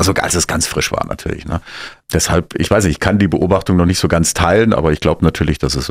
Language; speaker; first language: German; native; German